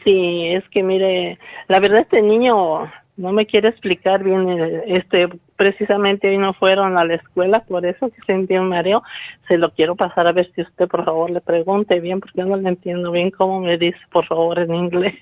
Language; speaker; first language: Spanish; early bilingual, heritage; Spanish